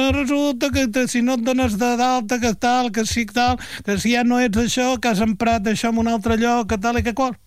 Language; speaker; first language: Catalan; native; Catalan